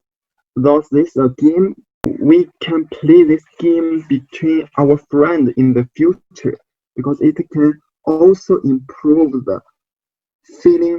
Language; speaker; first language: English; non-native, learner; Chinese